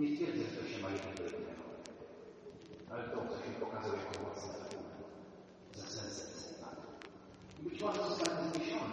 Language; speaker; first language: Polish; native; Polish